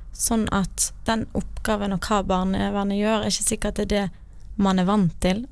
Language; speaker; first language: Norwegian; native; Norwegian